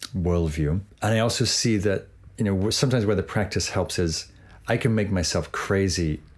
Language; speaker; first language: English; native; English